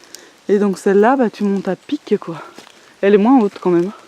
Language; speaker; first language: French; native; French